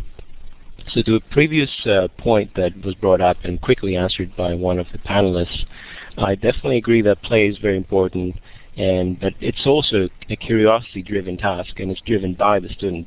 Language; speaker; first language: English; non-native, fluent; Greek